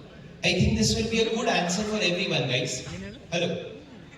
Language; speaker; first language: English; non-native, local second language; Hindi